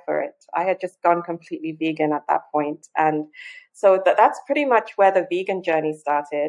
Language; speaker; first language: English; non-native, local second language; Yoruba